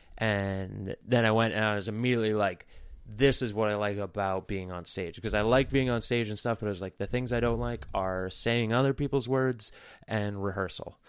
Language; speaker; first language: English; native; English